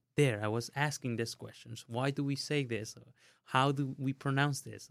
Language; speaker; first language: English; non-native, fluent; Spanish